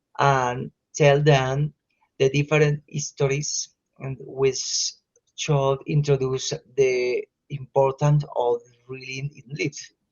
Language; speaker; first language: English; non-native, learner; Spanish